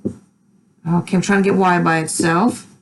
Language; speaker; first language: English; native; English